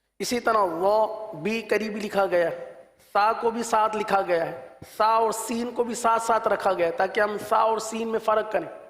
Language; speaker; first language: Urdu; native; Urdu